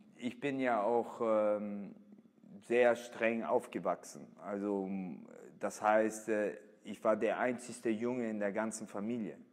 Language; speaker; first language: German; early bilingual, other home language; Italian